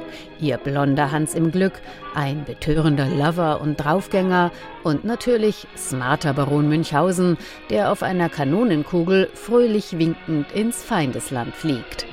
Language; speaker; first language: German; native; German